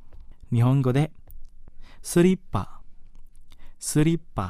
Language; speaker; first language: Japanese; non-native, fluent; Indonesian